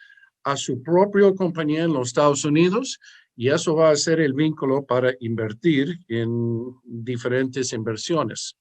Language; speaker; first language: Spanish; early bilingual, heritage; English